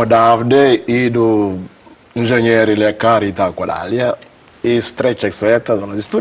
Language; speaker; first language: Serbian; non-native, learner; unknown